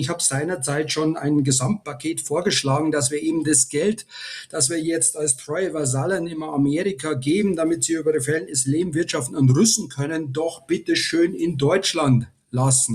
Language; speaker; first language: German; native; German